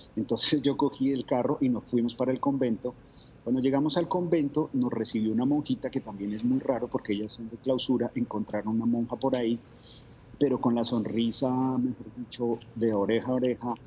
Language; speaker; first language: Spanish; native; Spanish